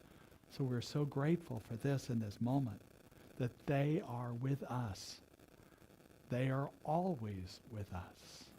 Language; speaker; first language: English; native; English